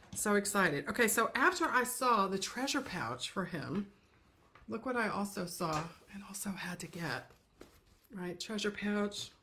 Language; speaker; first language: English; native; English